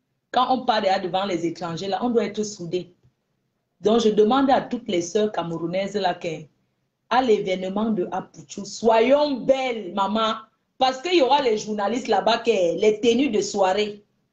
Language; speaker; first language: French; non-native, local second language; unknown